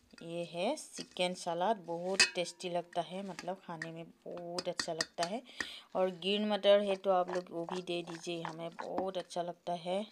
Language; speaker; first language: Hindi; non-native, local second language; Assamese